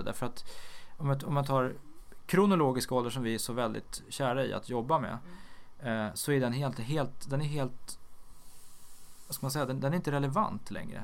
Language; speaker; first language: Swedish; native; Swedish